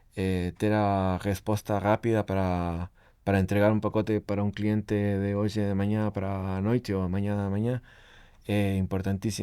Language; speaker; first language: Portuguese; non-native, fluent; Spanish